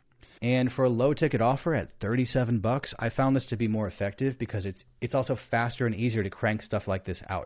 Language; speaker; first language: English; native; English